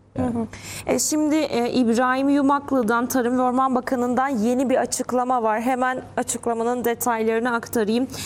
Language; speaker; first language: Turkish; early bilingual, heritage; Turkish